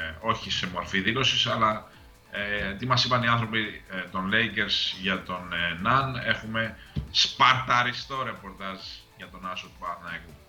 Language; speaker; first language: Greek; native; Greek